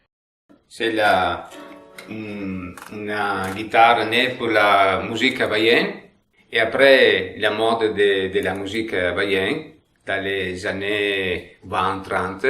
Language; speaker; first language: French; non-native, learner; Italian